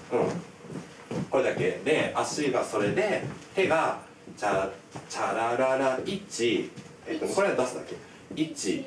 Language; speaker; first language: Japanese; native; Japanese